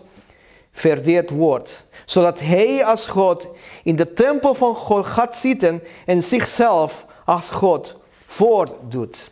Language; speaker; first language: Dutch; non-native, learner; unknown